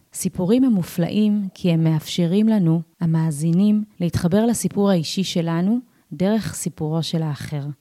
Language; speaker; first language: Hebrew; early bilingual, other home language; Amharic